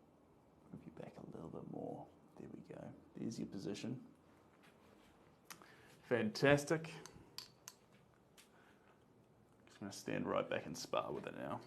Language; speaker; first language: English; native; English